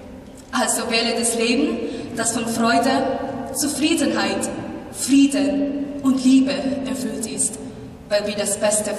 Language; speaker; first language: German; non-native, fluent; Filipino